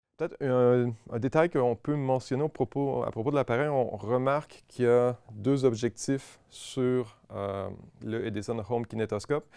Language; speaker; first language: French; native; French